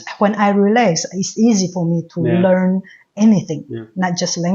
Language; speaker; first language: English; non-native, learner; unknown